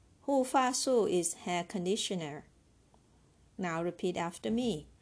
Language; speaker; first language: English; non-native, fluent; Chinese